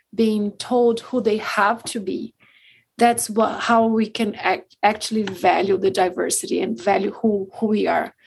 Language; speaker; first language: English; non-native, fluent; Portuguese